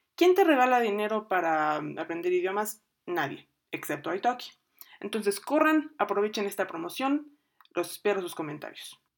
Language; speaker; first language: Spanish; native; Spanish